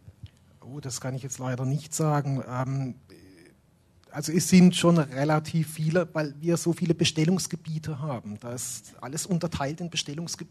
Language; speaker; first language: German; native; German